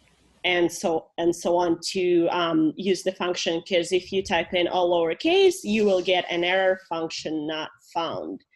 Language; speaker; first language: English; non-native, fluent; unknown